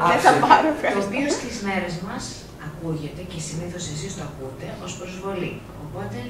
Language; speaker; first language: Greek; native; Greek